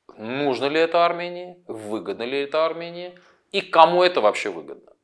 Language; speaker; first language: Russian; non-native, local second language; Armenian